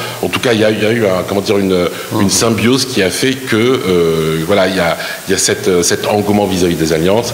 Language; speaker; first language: French; non-native, local second language; Arabic